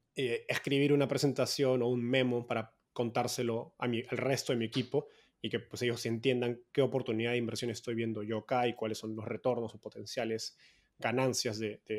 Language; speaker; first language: Spanish; native; Spanish